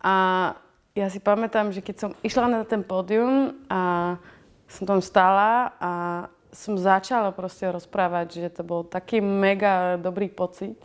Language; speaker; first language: Slovak; non-native, fluent; Dutch